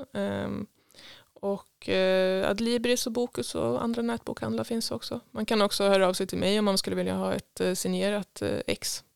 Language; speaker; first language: Swedish; native; Swedish